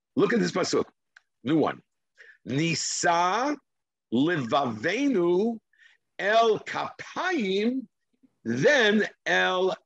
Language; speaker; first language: English; non-native, fluent; Hebrew